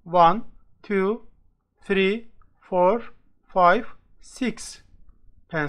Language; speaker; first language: English; non-native, fluent; Turkish